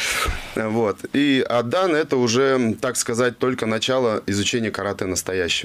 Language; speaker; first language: Russian; native; Russian